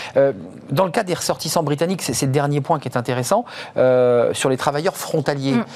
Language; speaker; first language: French; native; French